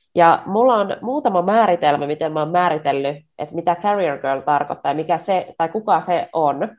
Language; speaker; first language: Finnish; native; Finnish